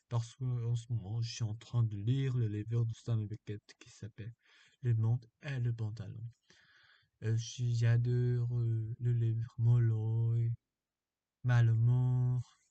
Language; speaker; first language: French; non-native, fluent; Korean